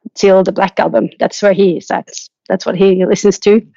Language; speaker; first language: English; non-native, fluent; Norwegian